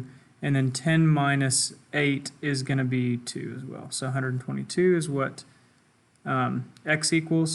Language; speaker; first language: English; native; English